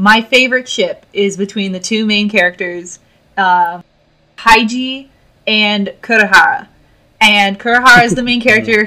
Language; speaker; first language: English; native; English